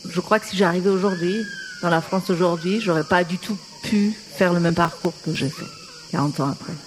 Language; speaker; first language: French; non-native, fluent; Persian